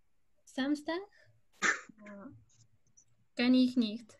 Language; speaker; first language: German; non-native, learner; Spanish